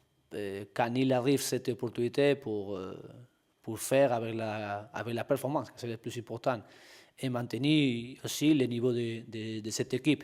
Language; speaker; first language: French; non-native, learner; Spanish